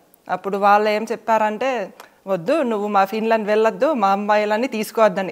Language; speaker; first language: Telugu; non-native, fluent; Finnish